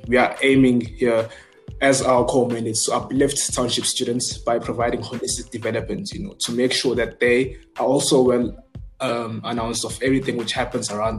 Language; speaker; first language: English; non-native, local second language; Zulu